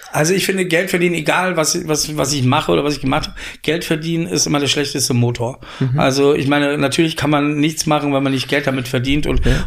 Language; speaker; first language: German; native; German